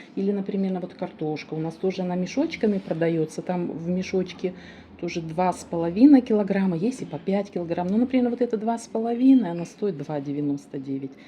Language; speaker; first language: Russian; native; Russian